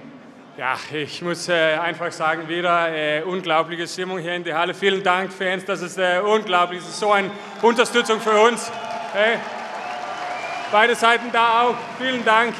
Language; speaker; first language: German; non-native, fluent; Danish